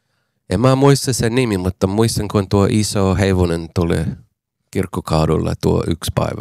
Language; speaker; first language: Finnish; non-native, learner; English